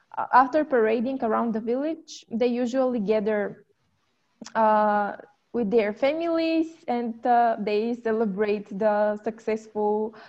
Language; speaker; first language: English; non-native, fluent; Bulgarian